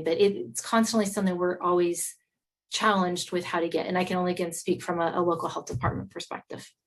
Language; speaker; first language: English; native; English